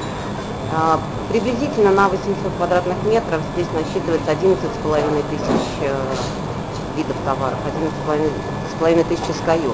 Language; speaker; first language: Russian; native; Russian